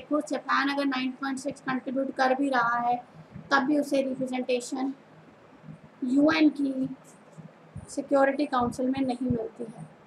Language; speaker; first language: Hindi; non-native, local second language; Punjabi